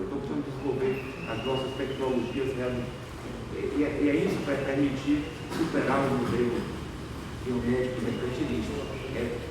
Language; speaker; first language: Portuguese; native; Portuguese